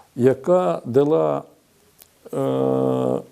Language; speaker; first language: Ukrainian; native; Ukrainian